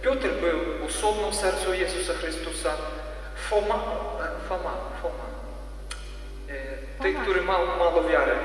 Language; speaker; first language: Polish; non-native, learner; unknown